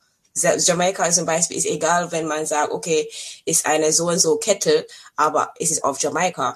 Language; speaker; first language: German; non-native, fluent; English